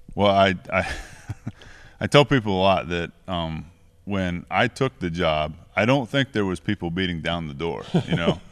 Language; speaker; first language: English; native; English